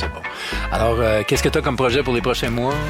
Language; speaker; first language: French; native; French